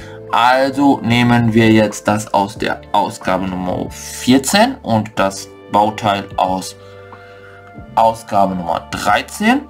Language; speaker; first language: German; native; German